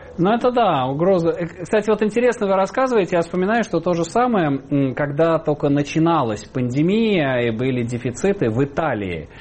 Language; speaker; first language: Russian; native; Russian